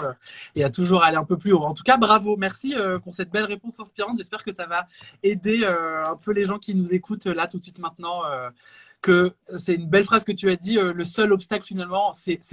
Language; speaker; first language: French; native; French